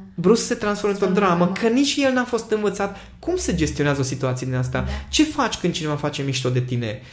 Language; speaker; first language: Romanian; non-native, local second language; Hungarian